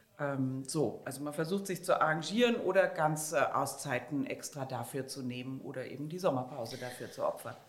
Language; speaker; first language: German; native; German